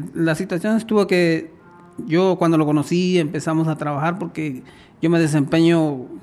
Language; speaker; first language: Spanish; native; Spanish